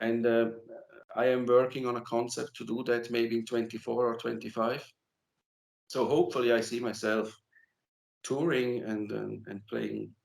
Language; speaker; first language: English; non-native, fluent; German